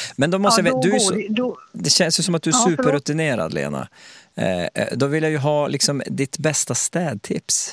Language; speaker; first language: Swedish; native; Swedish